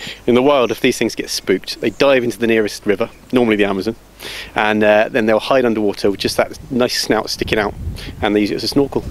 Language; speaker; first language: English; native; English